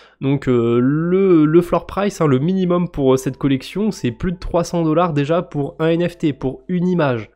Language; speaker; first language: French; native; French